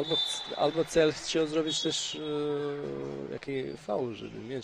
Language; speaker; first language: Polish; non-native, fluent; Bosnian